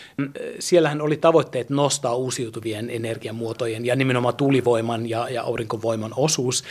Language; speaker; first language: Finnish; early bilingual, heritage; German